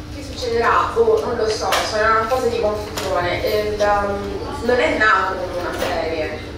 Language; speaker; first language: Italian; native; Italian